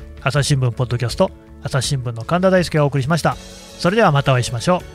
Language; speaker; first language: Japanese; native; Japanese